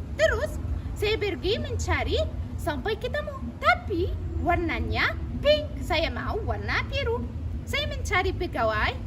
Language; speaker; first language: Indonesian; non-native, fluent; Arabic